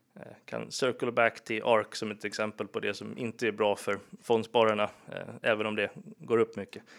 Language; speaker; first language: Swedish; early bilingual, other home language; English